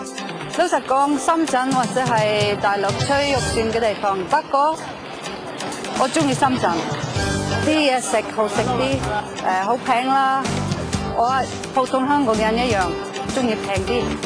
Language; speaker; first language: Cantonese; non-native, fluent; Norwegian